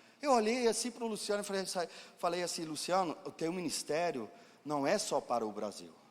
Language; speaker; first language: Portuguese; non-native, fluent; German